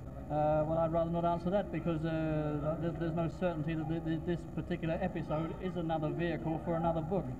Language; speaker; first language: English; native; English